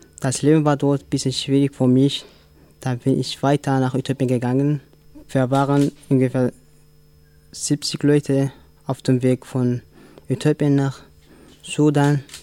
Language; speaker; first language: German; non-native, learner; Tigrinya